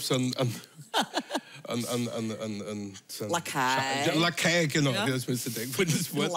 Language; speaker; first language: German; native; German